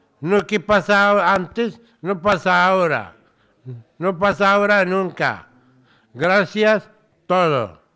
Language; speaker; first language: Spanish; non-native, learner; Arabic